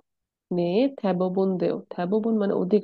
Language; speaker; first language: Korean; non-native, fluent; Bangla